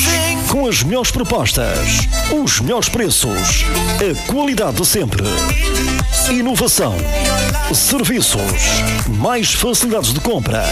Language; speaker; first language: Portuguese; native; Portuguese